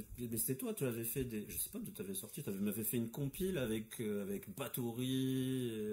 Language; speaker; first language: French; non-native, local second language; Arabic